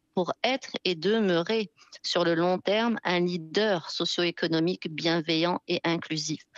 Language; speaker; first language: French; non-native, local second language; Arabic